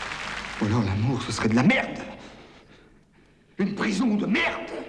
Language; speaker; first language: French; native; French